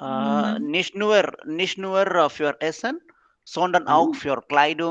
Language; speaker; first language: German; non-native, learner; Tamil